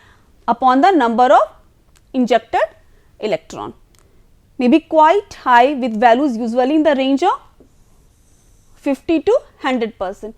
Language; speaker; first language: English; non-native, local second language; Hindi